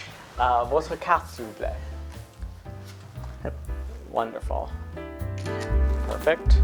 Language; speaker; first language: French; non-native, learner; English